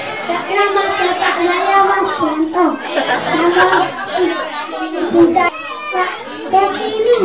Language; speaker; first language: Indonesian; non-native, local second language; Javanese